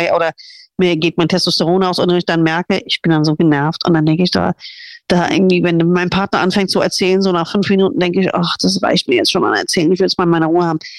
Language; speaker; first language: German; non-native, fluent; English